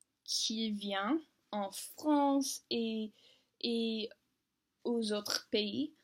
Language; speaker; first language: French; non-native, learner; English